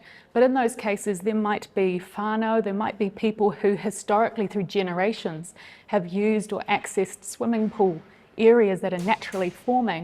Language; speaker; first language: English; native; English